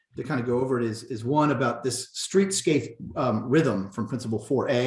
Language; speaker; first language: English; native; English